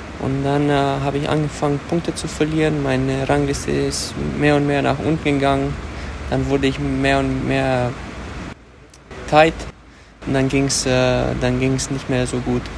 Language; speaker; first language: German; early bilingual, other home language; Romanian